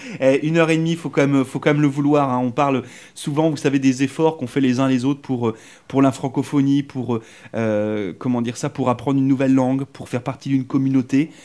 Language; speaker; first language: French; native; French